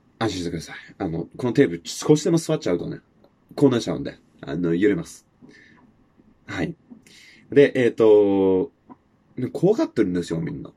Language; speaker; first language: Japanese; non-native, fluent; English